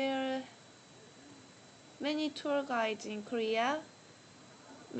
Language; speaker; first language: English; non-native, learner; Korean